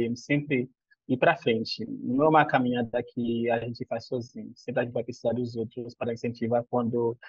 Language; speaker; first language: Portuguese; non-native, fluent; Haitian Creole